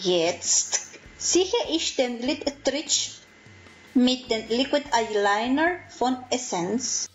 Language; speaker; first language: German; non-native, fluent; Spanish